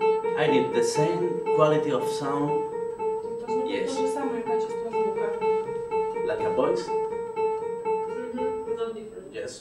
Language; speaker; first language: English; non-native, learner; Spanish